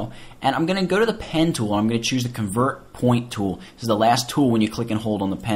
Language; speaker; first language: English; native; English